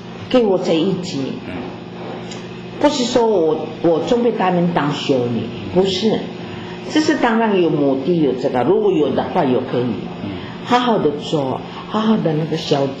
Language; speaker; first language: Chinese; non-native, learner; Filipino